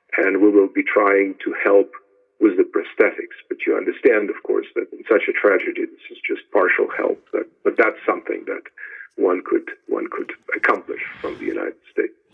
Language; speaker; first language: English; non-native, fluent; Ukrainian